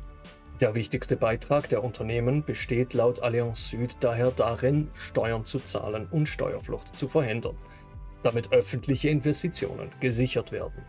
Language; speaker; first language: German; native; German